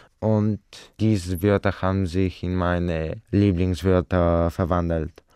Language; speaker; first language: German; non-native, fluent; Bulgarian